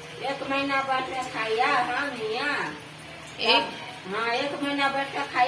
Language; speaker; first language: Hindi; non-native, local second language; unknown